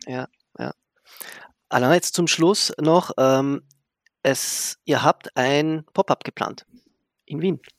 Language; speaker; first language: German; native; German